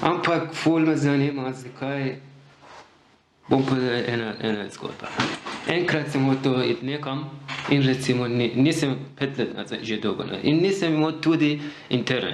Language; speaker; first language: Slovenian; non-native, learner; Persian